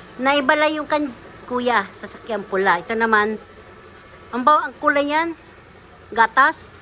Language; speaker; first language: Filipino; native; Filipino